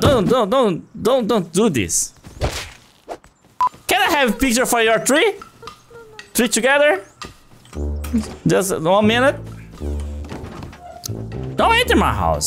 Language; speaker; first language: English; non-native, learner; Portuguese